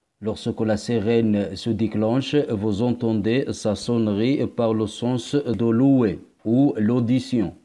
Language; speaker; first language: French; non-native, local second language; Arabic